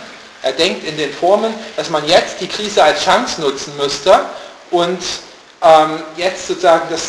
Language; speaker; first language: German; native; German